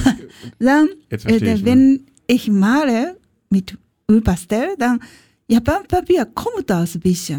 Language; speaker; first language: German; non-native, learner; Japanese